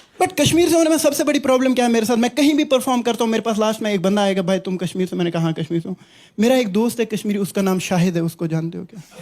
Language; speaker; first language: Hindi; non-native, local second language; Kashmiri